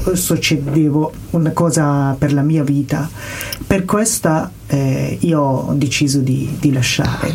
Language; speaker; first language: Italian; non-native, learner; Persian